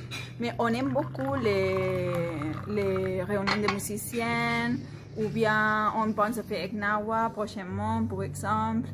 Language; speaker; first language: French; non-native, fluent; Spanish